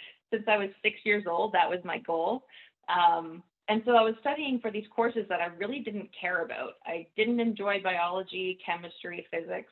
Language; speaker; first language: English; native; English